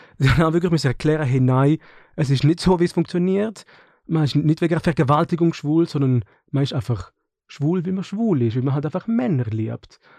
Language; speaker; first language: German; early bilingual, other home language; Serbian